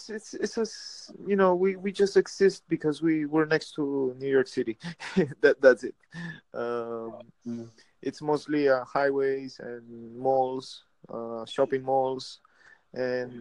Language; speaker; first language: English; early bilingual, other home language; Spanish